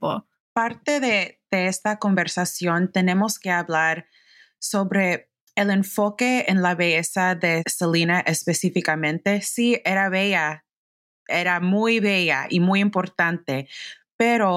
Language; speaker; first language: Spanish; early bilingual, heritage; English